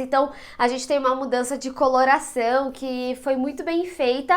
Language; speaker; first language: Portuguese; native; Portuguese